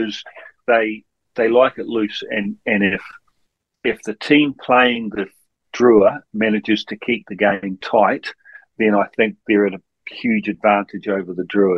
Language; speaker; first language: English; native; English